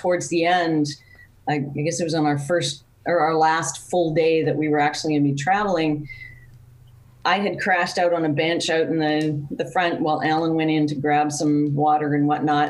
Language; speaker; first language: English; native; English